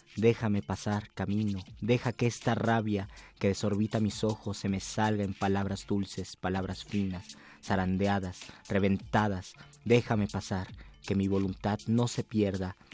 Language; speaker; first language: Spanish; native; Spanish